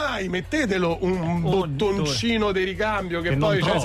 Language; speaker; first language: Italian; native; Italian